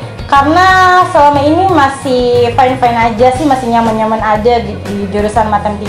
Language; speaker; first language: Indonesian; non-native, local second language; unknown